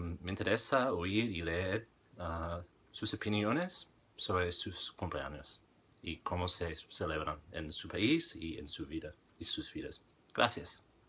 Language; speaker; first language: Spanish; non-native, fluent; English